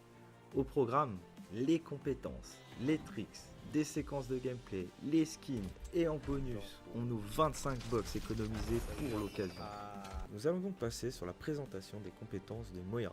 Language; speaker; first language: French; native; French